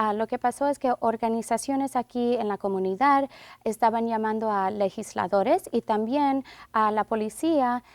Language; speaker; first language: Spanish; early bilingual, heritage; Spanish